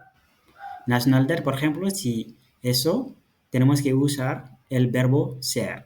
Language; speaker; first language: Spanish; non-native, fluent; Fula